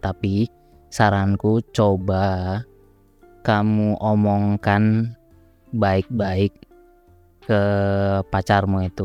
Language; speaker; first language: Indonesian; native; Indonesian